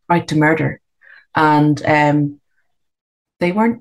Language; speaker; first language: English; native; English